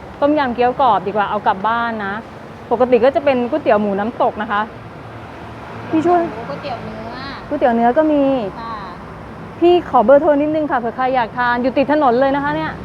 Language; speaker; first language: Thai; native; Thai